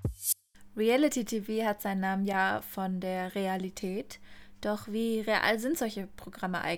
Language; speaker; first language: German; native; German